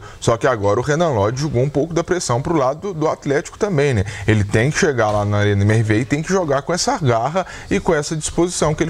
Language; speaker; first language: Portuguese; native; Portuguese